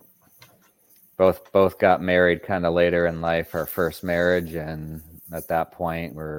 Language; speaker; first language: English; native; English